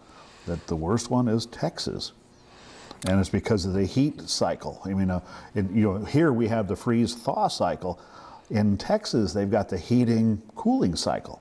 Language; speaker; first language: English; native; English